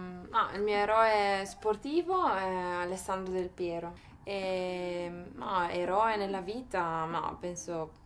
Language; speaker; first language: Italian; native; Italian